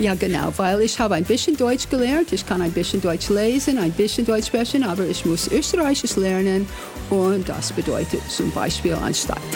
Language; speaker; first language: German; non-native, learner; English